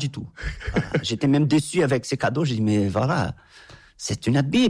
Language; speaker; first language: French; non-native, fluent; Portuguese